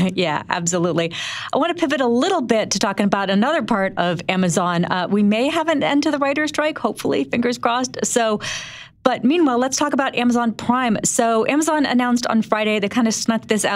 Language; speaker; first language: English; native; English